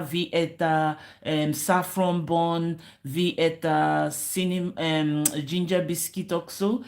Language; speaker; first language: Swedish; non-native, learner; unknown